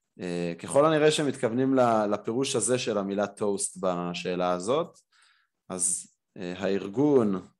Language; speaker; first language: Hebrew; native; Hebrew